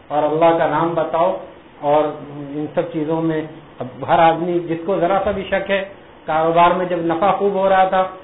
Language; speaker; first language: Urdu; native; Urdu